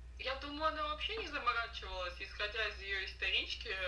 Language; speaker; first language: Russian; native; Russian